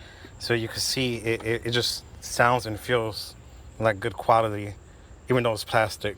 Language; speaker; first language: English; native; English